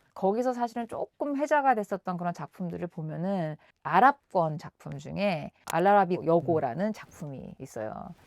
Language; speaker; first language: Korean; native; Korean